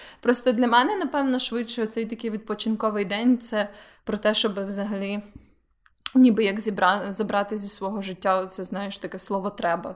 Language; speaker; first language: Ukrainian; native; Ukrainian